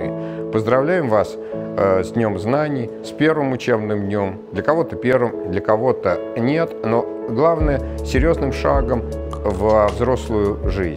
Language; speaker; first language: Russian; native; Russian